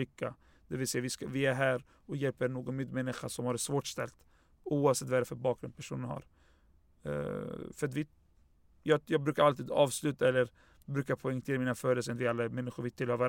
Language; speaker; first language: Swedish; non-native, fluent; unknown